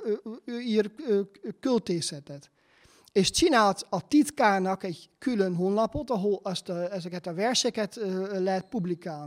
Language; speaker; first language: Hungarian; non-native, fluent; Dutch